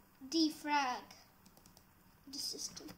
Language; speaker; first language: English; native; English